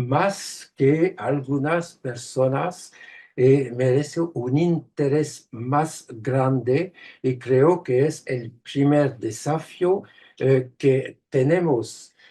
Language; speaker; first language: Spanish; non-native, fluent; French